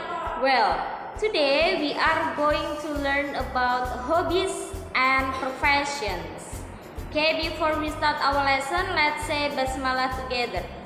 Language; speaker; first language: English; non-native, fluent; Indonesian